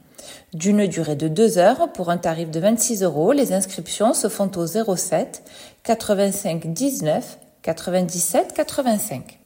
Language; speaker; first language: French; native; French